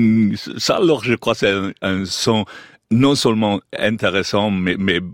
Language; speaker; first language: French; non-native, fluent; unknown